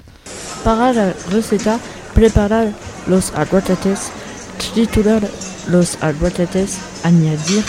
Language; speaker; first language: Spanish; non-native, learner; French